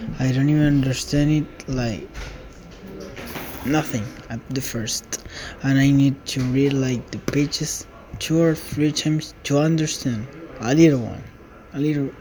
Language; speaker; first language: English; non-native, learner; Spanish